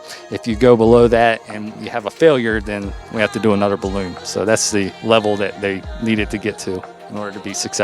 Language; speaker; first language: English; native; English